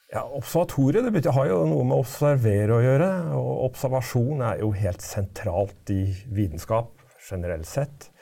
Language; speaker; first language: Norwegian; native; Norwegian